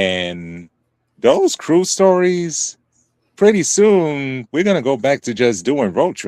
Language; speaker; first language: English; native; English